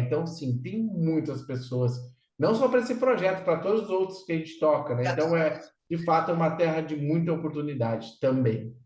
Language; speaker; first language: Portuguese; native; Portuguese